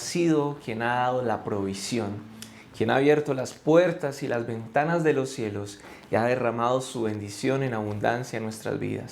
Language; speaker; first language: Spanish; native; Spanish